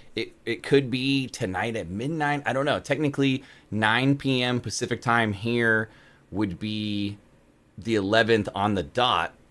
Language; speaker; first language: English; native; English